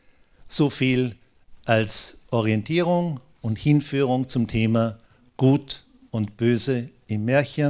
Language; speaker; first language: German; native; German